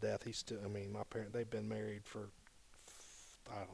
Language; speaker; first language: English; native; English